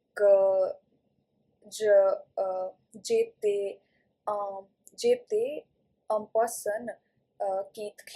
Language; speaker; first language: French; non-native, learner; Punjabi